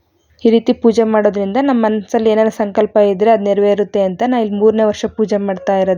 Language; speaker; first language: Kannada; native; Kannada